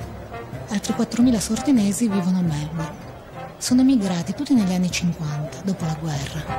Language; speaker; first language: Italian; native; Italian